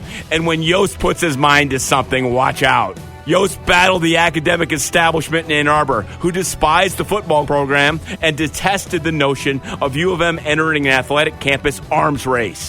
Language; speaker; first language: English; native; English